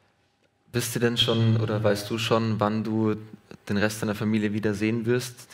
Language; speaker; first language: German; native; German